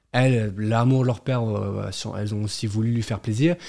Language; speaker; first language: French; native; French